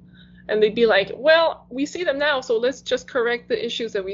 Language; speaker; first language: English; non-native, fluent; French